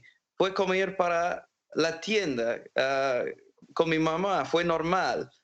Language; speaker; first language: Spanish; non-native, fluent; English